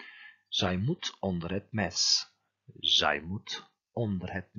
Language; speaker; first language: Dutch; non-native, fluent; Turkish